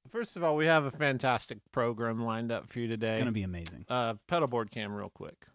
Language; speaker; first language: English; native; English